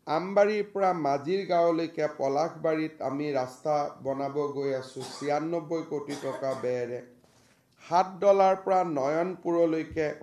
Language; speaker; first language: Assamese; native; Assamese